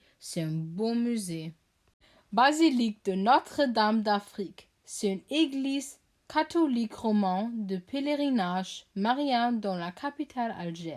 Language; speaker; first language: French; non-native, learner; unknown